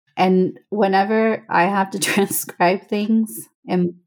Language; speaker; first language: English; non-native, fluent; Spanish